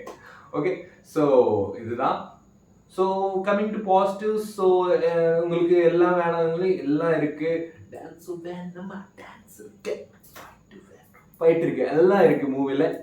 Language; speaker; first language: Tamil; non-native, learner; Malayalam